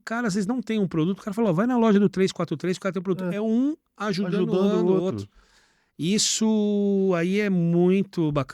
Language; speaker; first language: Portuguese; native; Portuguese